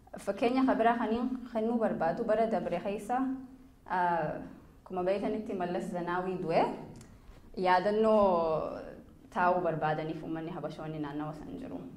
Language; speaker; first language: Oromo; early bilingual, heritage; Oromo